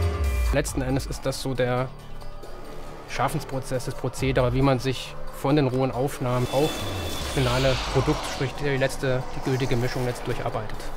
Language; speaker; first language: German; native; German